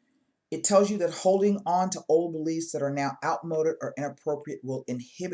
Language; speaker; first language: English; native; English